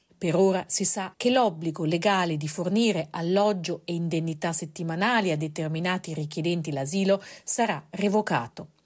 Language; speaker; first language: Italian; native; Italian